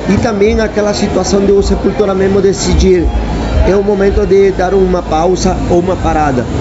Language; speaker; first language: Portuguese; non-native, fluent; Spanish